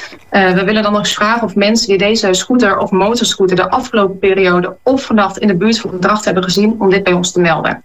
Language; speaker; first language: Dutch; native; Dutch